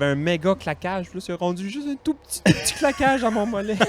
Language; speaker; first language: French; native; French